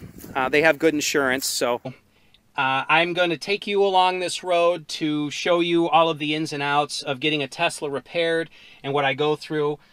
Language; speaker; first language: English; native; English